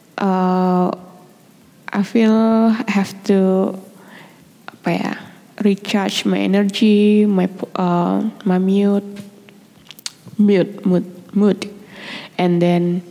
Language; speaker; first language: English; non-native, learner; Indonesian